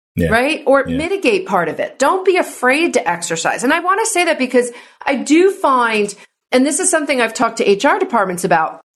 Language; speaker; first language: English; native; English